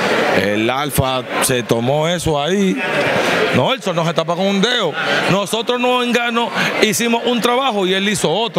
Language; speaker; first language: Spanish; native; Spanish